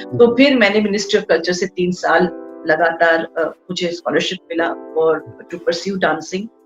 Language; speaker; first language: Hindi; non-native, local second language; Bangla